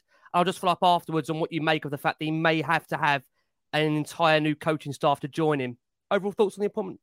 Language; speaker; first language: English; native; English